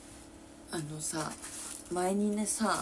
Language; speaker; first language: Japanese; native; Japanese